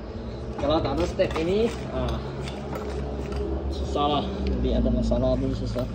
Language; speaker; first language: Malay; non-native, local second language; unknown